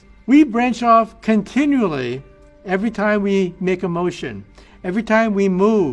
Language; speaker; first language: English; native; English